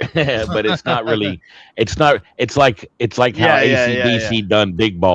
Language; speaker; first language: English; native; English